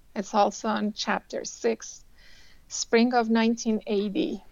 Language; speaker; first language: English; early bilingual, other home language; Persian